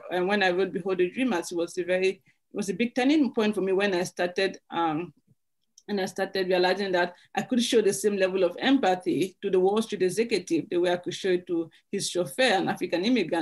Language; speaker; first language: English; native; English